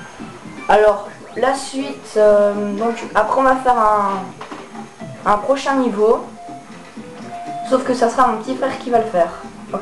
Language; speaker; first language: French; native; French